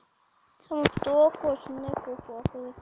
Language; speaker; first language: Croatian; early bilingual, heritage; Bosnian